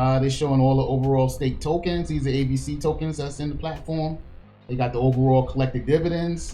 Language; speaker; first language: English; native; English